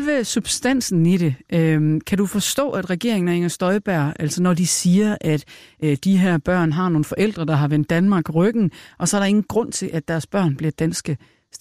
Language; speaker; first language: Danish; native; Danish